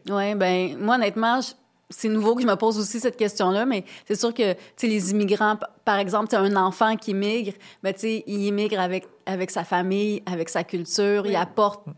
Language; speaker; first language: French; native; French